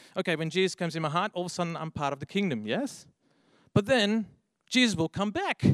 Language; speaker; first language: English; non-native, fluent; Dutch